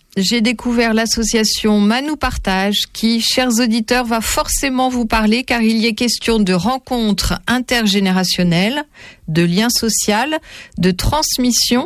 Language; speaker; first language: French; native; French